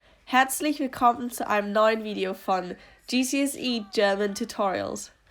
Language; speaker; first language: German; non-native, learner; English